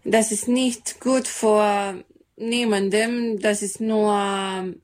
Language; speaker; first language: German; non-native, learner; Serbian